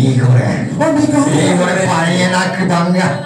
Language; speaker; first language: Indonesian; non-native, learner; Japanese